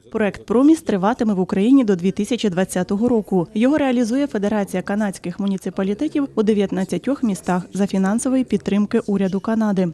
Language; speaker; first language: Ukrainian; native; Ukrainian